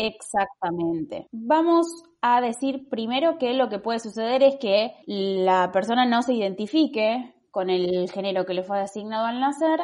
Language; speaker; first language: Spanish; native; Spanish